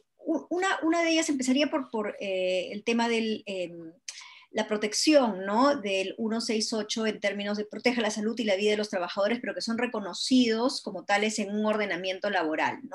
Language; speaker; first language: Spanish; native; Spanish